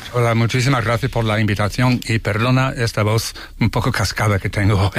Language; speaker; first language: Spanish; non-native, fluent; English